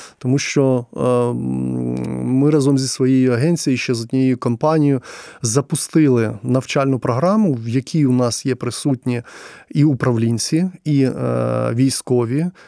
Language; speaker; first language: Ukrainian; non-native, local second language; Russian